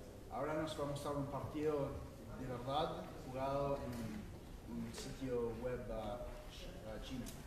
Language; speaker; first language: Spanish; native; Spanish